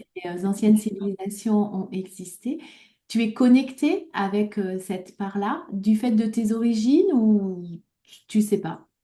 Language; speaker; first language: French; native; French